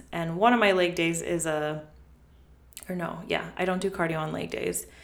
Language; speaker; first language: English; native; English